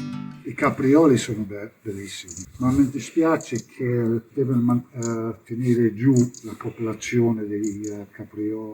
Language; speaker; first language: Italian; early bilingual, heritage; English